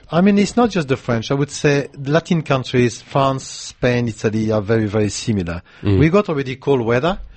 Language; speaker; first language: English; non-native, fluent; French